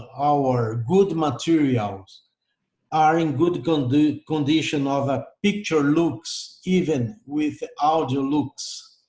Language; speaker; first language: English; non-native, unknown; Portuguese